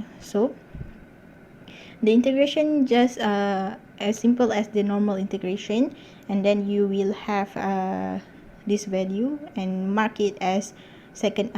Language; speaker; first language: English; non-native, local second language; Malay